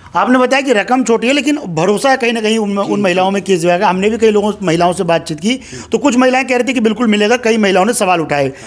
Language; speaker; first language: Hindi; native; Hindi